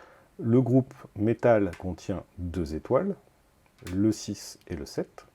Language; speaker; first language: French; native; French